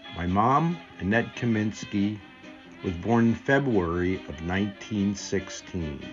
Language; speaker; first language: English; native; English